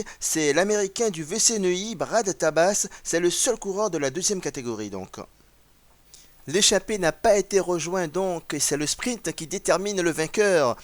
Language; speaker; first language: French; native; French